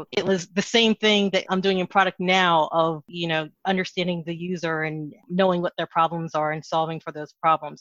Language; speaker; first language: English; native; English